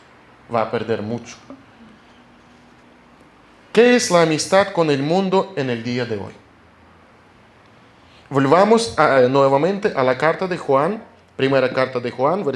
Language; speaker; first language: Spanish; non-native, fluent; Russian